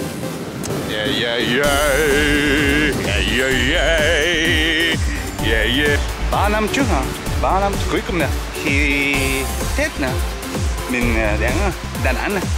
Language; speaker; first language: Vietnamese; non-native, learner; Japanese